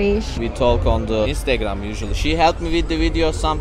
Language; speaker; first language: English; non-native, learner; Turkish